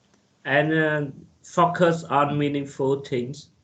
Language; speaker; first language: English; non-native, learner; Vietnamese